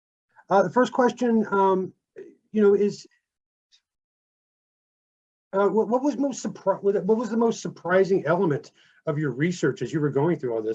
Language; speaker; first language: English; native; English